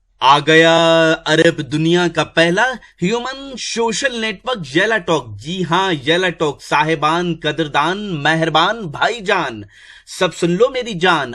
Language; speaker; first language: Urdu; native; Urdu